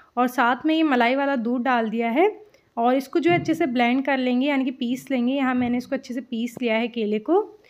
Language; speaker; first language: Hindi; native; Hindi